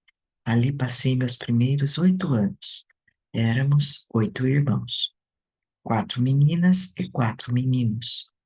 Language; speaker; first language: Portuguese; native; Portuguese